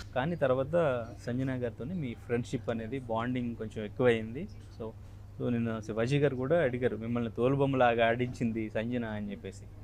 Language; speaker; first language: Telugu; native; Telugu